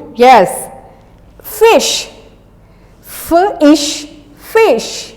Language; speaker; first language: English; non-native, local second language; Urdu